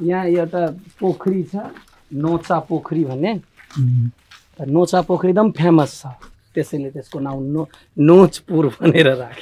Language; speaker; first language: Nepali; non-native, local second language; Maithili